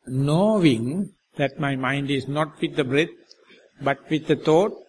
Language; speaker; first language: English; non-native, local second language; Sinhala